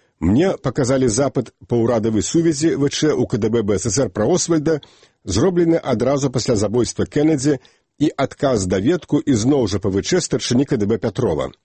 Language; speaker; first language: Belarusian; native; Belarusian